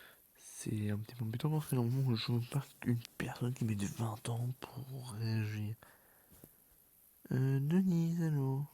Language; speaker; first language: French; native; French